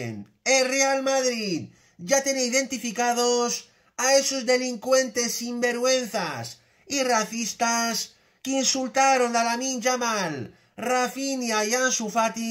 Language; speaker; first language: Spanish; native; Spanish